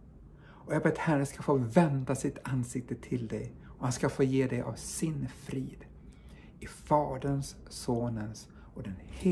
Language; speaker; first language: Swedish; native; Swedish